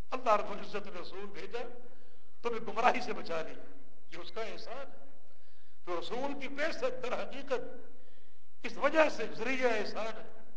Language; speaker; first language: Urdu; native; Urdu